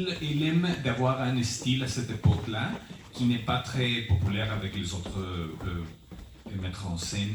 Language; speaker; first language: French; non-native, fluent; Spanish